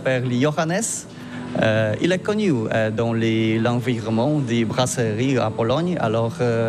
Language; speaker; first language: French; non-native, learner; Polish